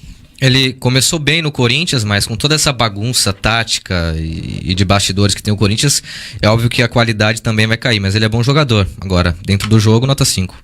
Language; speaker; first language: Portuguese; native; Portuguese